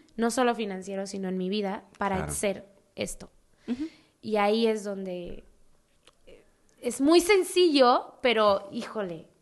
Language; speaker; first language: Spanish; native; Spanish